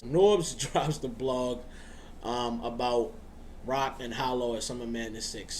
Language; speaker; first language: English; native; English